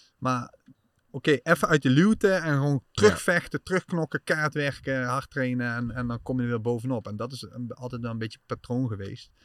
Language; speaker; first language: Dutch; native; Dutch